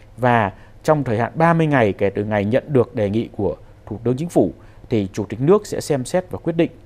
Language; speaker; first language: Vietnamese; native; Vietnamese